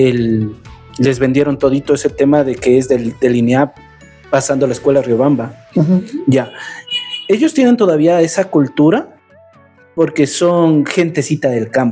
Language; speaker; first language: Spanish; native; Spanish